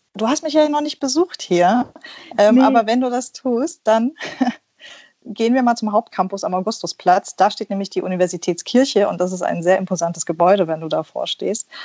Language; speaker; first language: German; early bilingual, other home language; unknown